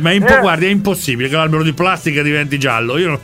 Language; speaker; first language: Italian; native; Italian